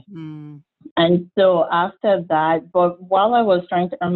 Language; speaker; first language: English; non-native, local second language; Igbo